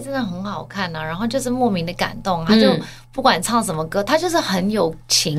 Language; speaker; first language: Chinese; early bilingual, heritage; Chinese